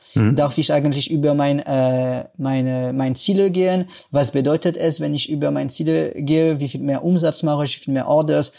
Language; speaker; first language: German; non-native, fluent; French